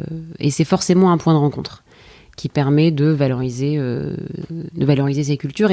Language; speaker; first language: French; native; French